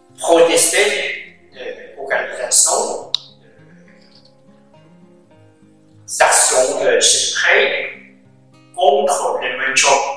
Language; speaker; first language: French; non-native, learner; Chinese